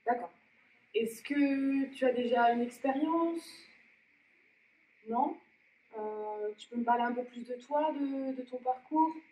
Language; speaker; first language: French; native; French